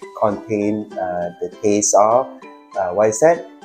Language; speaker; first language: English; non-native, local second language; Chinese